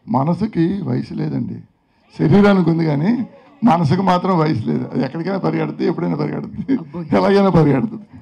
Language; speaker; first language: Telugu; native; Telugu